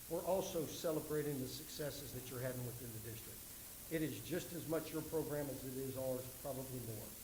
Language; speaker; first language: English; native; English